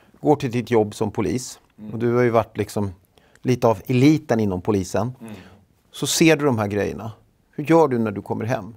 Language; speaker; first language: Swedish; native; Swedish